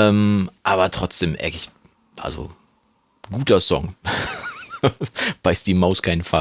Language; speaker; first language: German; native; German